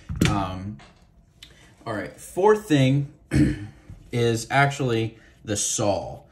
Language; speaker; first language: English; native; English